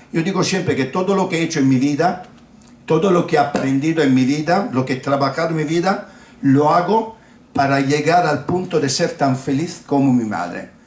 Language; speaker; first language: Spanish; non-native, fluent; Italian